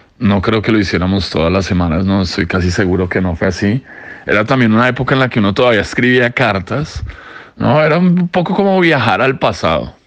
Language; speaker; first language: Spanish; native; Spanish